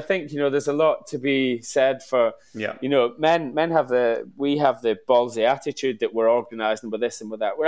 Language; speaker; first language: English; native; English